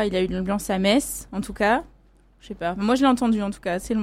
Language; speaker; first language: French; native; French